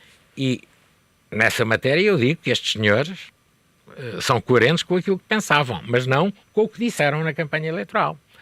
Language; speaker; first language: Portuguese; native; Portuguese